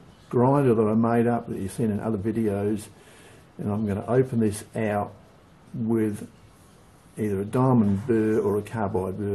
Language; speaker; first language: English; native; English